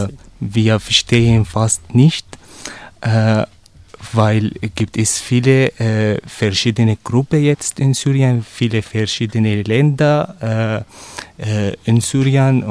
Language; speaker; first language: German; non-native, learner; Arabic